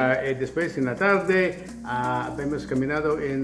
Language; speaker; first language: Spanish; non-native, learner; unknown